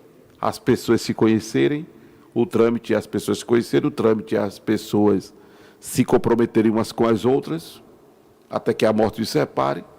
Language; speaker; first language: Portuguese; native; Portuguese